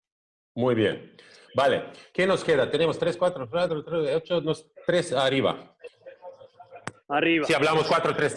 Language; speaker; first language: Spanish; non-native, fluent; Croatian